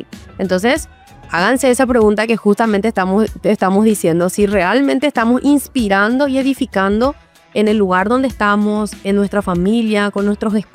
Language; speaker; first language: Spanish; native; Spanish